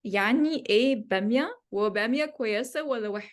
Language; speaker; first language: Egyptian Arabic; non-native, learner; English